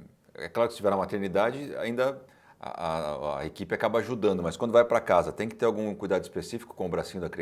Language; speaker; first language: Portuguese; native; Portuguese